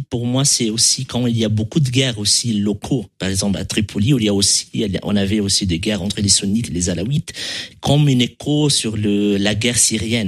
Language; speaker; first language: French; non-native, local second language; Arabic